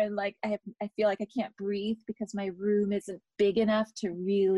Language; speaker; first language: English; native; English